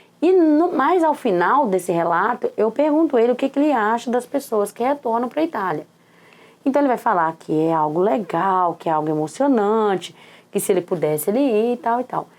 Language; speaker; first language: Portuguese; native; Portuguese